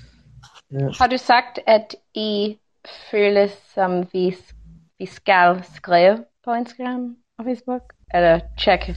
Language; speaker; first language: Norwegian; non-native, learner; English